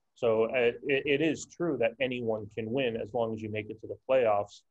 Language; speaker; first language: English; native; English